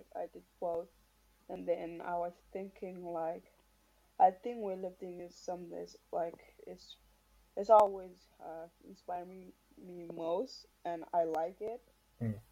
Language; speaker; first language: English; non-native, fluent; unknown